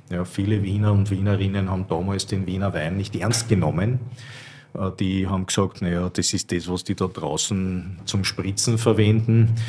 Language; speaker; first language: German; native; German